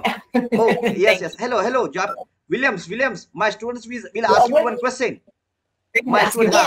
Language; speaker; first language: English; non-native, learner; Marathi